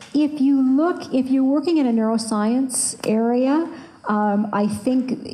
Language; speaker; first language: English; early bilingual, other home language; French